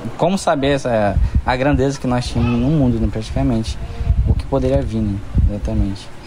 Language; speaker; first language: Portuguese; native; Portuguese